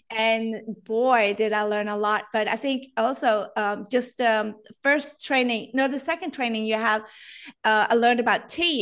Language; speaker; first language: English; non-native, fluent; Norwegian